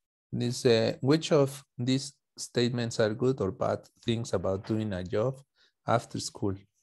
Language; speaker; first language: English; non-native, fluent; Spanish